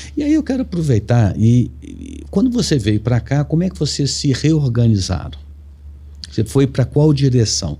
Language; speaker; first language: Portuguese; native; Portuguese